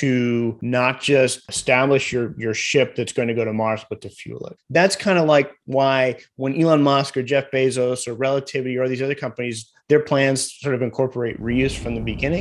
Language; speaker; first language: English; native; English